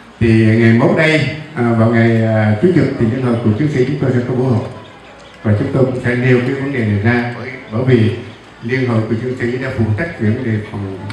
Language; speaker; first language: Vietnamese; native; Vietnamese